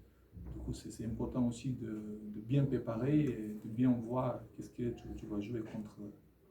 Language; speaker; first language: French; non-native, learner; Fijian